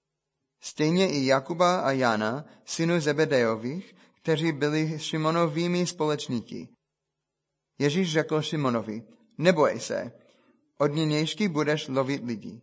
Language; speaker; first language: Czech; non-native, fluent; English